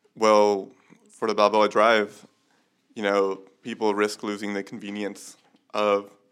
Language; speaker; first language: English; native; English